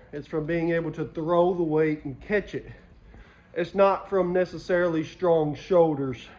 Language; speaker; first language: English; native; English